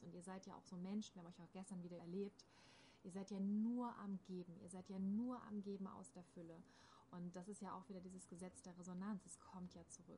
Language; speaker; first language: German; native; German